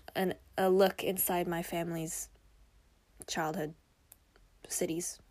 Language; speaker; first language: English; early bilingual, other home language; Korean